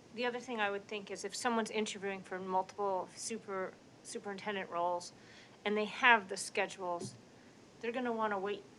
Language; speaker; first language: English; native; English